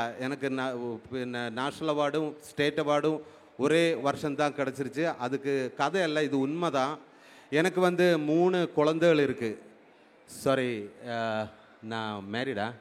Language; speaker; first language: Tamil; non-native, local second language; Malayalam